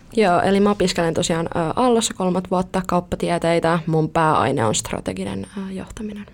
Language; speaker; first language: Finnish; early bilingual, other home language; Italian